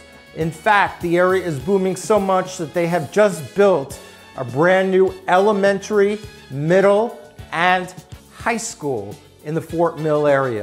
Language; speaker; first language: English; native; English